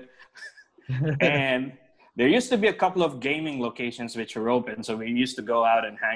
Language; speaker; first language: English; non-native, local second language; Telugu